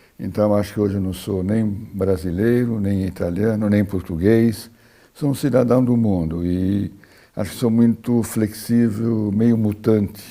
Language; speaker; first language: Portuguese; early bilingual, other home language; Italian